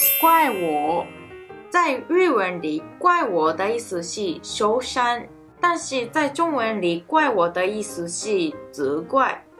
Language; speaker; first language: Chinese; non-native, fluent; Japanese